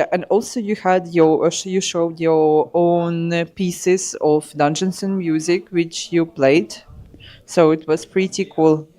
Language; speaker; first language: English; non-native, fluent; Ukrainian